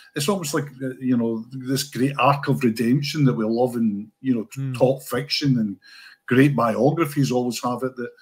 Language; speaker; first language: English; native; English